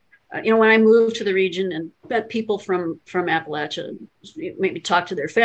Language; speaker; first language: English; native; English